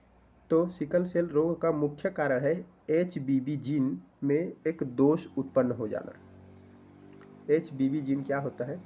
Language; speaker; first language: Hindi; native; Hindi